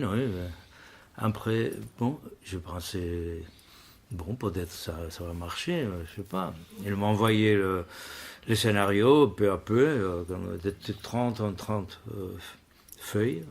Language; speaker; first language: French; non-native, learner; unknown